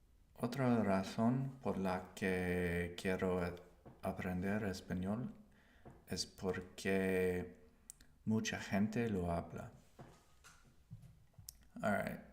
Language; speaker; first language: Spanish; non-native, learner; English